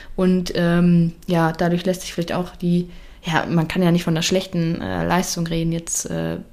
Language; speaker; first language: German; native; German